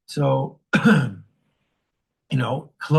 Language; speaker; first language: English; native; English